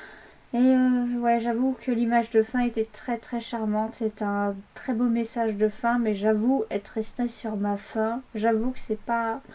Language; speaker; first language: French; native; French